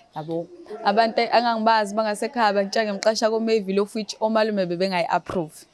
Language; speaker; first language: Zulu; native; Zulu